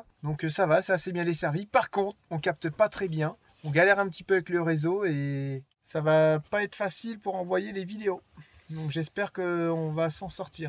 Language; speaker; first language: French; native; French